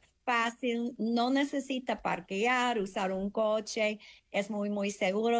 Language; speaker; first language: Spanish; non-native, fluent; English